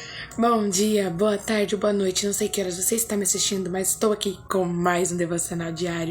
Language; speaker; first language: Portuguese; native; Portuguese